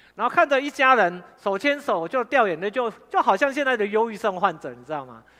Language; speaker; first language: Chinese; native; Chinese